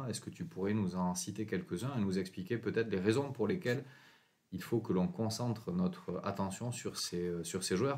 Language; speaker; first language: French; native; French